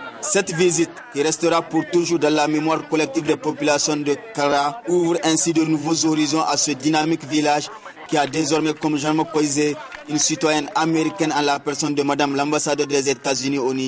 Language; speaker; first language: French; native; French